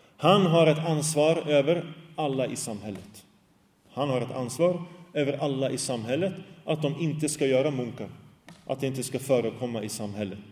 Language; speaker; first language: Swedish; early bilingual, other home language; Arabic